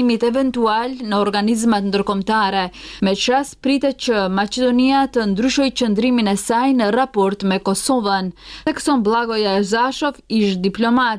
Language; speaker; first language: Albanian; native; Albanian